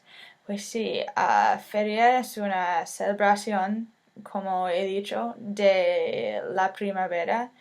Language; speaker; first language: Spanish; non-native, fluent; English